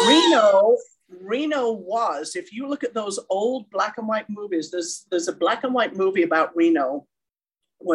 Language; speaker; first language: English; native; English